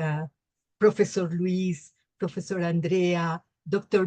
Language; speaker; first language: English; non-native, learner; Spanish